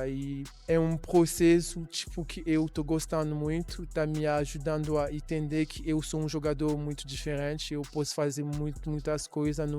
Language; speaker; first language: Portuguese; non-native, learner; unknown